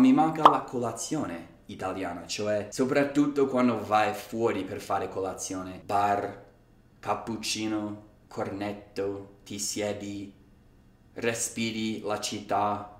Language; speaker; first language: Italian; non-native, fluent; English